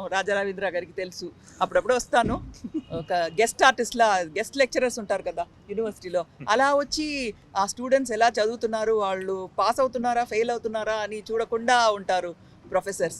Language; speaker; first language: Telugu; non-native, local second language; Tamil